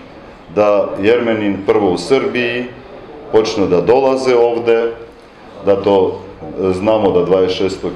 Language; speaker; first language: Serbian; non-native, fluent; Armenian